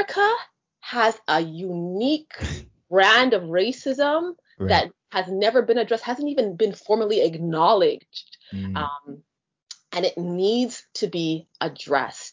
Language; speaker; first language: English; native; English